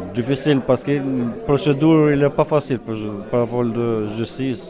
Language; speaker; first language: French; non-native, learner; Albanian